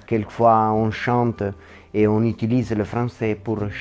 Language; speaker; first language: French; non-native, local second language; Italian